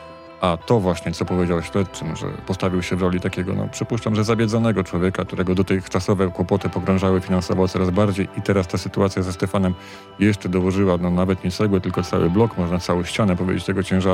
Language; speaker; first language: Polish; native; Polish